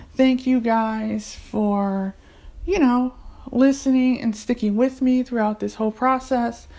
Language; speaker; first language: English; native; English